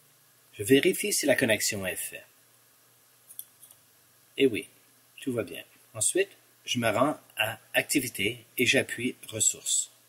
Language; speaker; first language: French; non-native, local second language; English